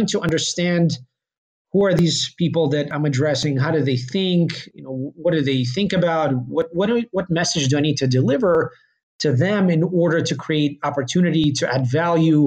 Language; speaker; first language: English; early bilingual, other home language; Russian